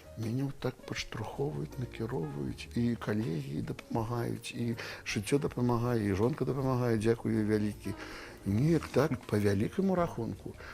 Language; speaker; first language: Belarusian; native; Belarusian